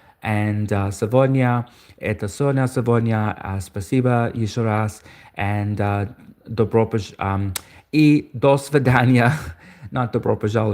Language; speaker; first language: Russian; non-native, learner; English